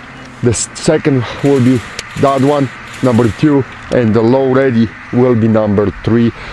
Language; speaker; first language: English; non-native, fluent; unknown